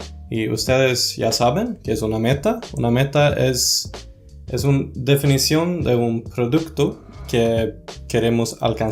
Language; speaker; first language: Spanish; non-native, fluent; Swedish